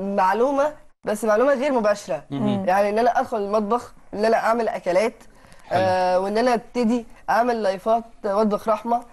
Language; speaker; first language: Arabic; native; Arabic